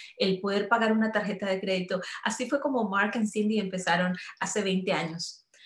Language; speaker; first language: Spanish; native; Spanish